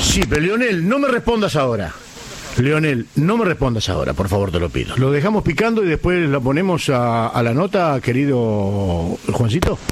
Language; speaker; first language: Spanish; native; Spanish